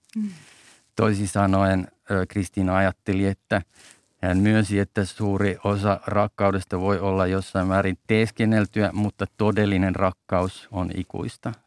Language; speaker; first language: Finnish; native; Finnish